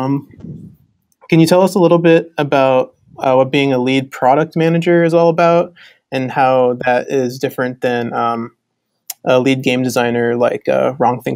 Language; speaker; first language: English; native; English